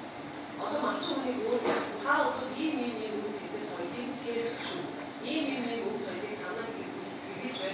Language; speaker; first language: Mongolian; native; Mongolian